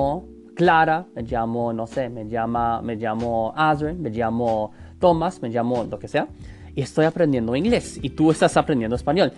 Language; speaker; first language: Spanish; non-native, fluent; English